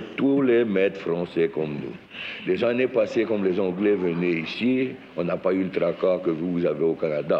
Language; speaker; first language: French; native; French